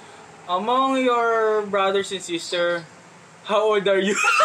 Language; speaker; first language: English; non-native, learner; Filipino